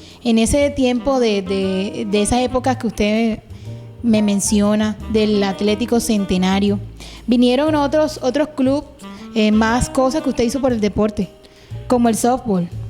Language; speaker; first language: Spanish; native; Spanish